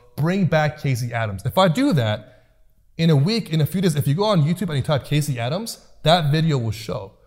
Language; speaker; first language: English; early bilingual, other home language; Persian